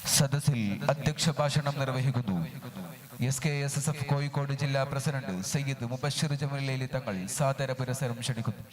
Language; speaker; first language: Malayalam; native; Malayalam